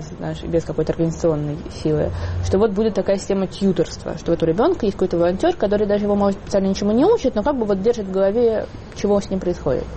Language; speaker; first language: Russian; native; Russian